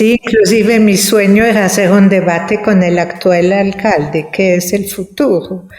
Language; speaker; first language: Spanish; non-native, fluent; French